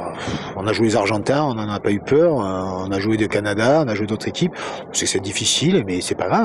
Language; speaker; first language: French; native; French